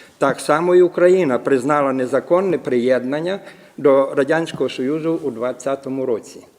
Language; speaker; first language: Ukrainian; native; Ukrainian